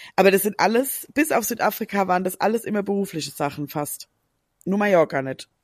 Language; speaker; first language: German; native; German